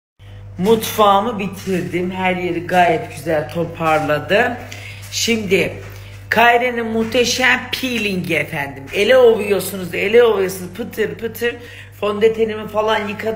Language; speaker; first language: Turkish; native; Turkish